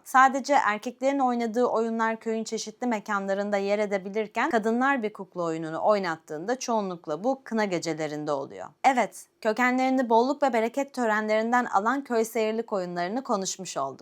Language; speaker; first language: Turkish; native; Turkish